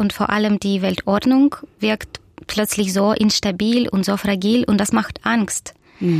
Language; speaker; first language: German; non-native, fluent; Russian